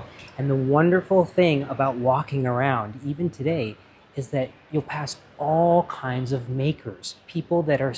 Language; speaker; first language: English; early bilingual, heritage; English